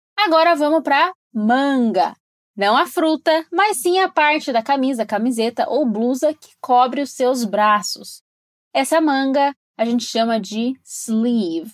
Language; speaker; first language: Portuguese; native; Portuguese